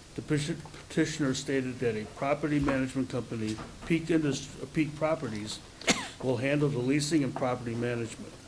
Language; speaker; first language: English; native; English